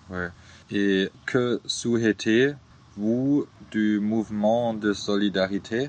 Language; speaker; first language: French; non-native, learner; German